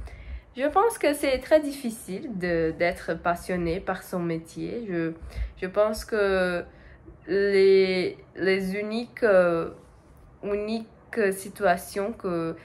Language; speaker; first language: French; non-native, learner; Portuguese